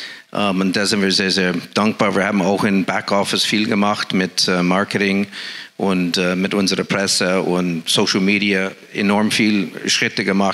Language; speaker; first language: German; non-native, fluent; English